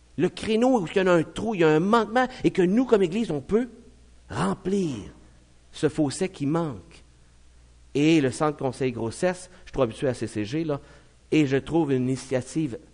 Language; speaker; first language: French; native; French